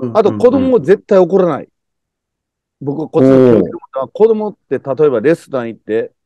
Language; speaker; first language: Japanese; native; Japanese